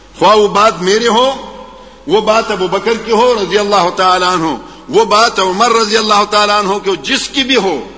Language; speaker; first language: Urdu; non-native, local second language; Pashto